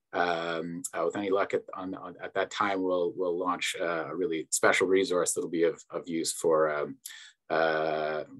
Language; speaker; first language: English; native; English